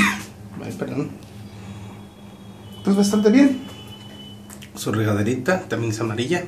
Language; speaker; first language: Spanish; native; Spanish